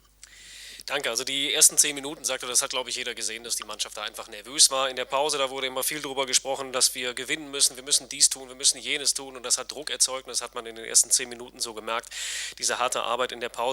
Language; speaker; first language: German; native; German